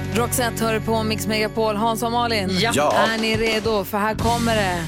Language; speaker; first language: Swedish; native; Swedish